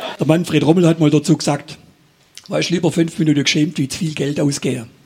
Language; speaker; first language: German; native; German